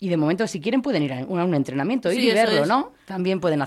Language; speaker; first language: Spanish; native; Spanish